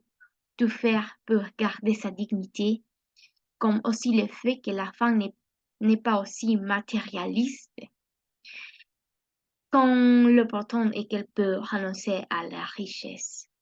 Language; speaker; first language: French; non-native, learner; Spanish